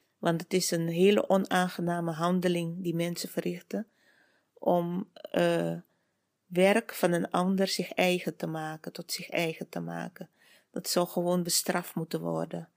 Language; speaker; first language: Dutch; native; Dutch